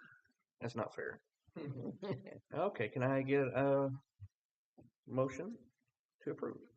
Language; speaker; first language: English; native; English